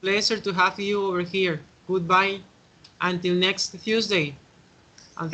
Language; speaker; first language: English; non-native, fluent; Spanish